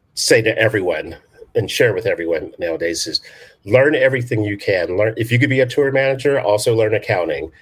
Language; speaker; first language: English; native; English